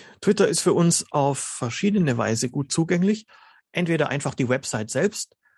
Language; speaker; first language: German; early bilingual, other home language; Slovenian